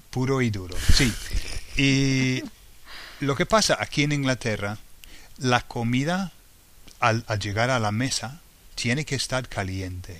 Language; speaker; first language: Spanish; non-native, fluent; English